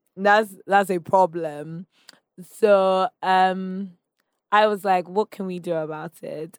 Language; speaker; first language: English; non-native, local second language; Yoruba